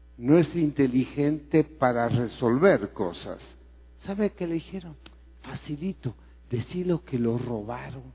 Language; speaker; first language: Spanish; non-native, fluent; Greek